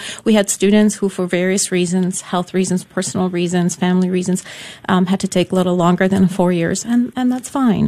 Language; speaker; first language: English; non-native, fluent; Polish